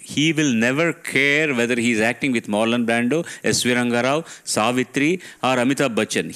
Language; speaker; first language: English; non-native, local second language; Telugu